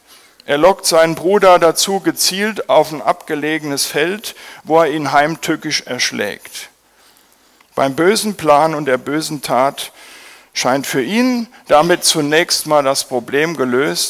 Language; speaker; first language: German; native; German